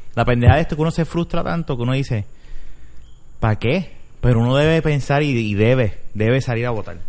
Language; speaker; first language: Spanish; native; Spanish